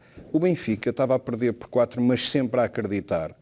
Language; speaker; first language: Portuguese; native; Portuguese